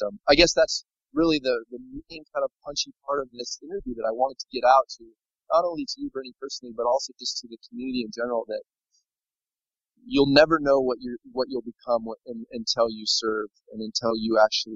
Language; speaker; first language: English; native; English